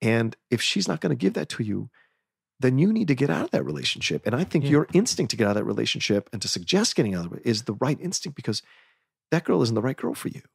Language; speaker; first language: English; native; English